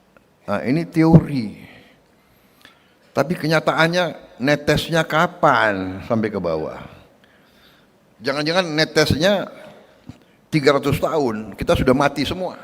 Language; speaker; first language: Indonesian; native; Indonesian